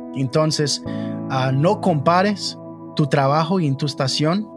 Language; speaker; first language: Spanish; non-native, learner; English